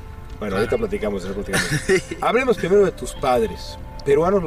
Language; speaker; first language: Spanish; native; Spanish